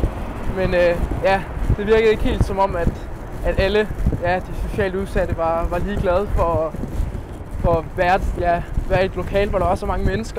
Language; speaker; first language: Danish; native; Danish